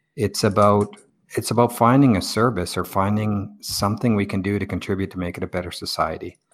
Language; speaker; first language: English; native; English